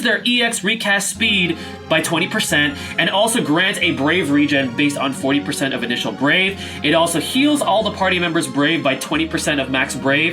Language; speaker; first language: English; native; English